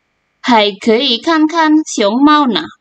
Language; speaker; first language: Chinese; non-native, fluent; Indonesian